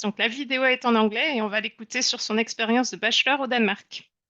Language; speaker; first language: French; native; French